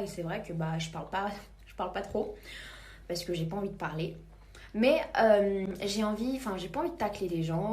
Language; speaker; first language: French; native; French